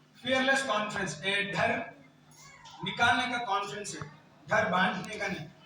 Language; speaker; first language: Hindi; non-native, local second language; Telugu